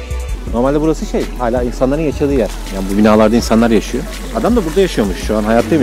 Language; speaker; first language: Turkish; native; Turkish